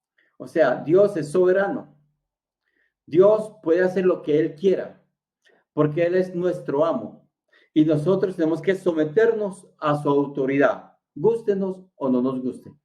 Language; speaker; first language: Spanish; native; Spanish